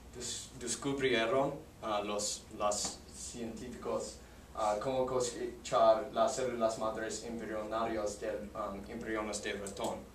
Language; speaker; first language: Spanish; non-native, learner; English